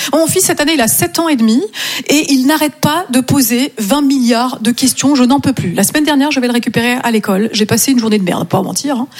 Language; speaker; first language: French; native; French